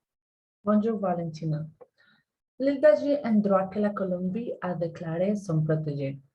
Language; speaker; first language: French; non-native, learner; Spanish